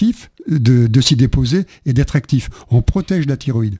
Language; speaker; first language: French; native; French